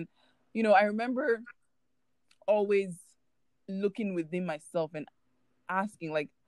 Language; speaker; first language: English; non-native, local second language; Igbo